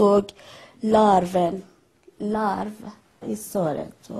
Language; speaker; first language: Swedish; non-native, learner; Persian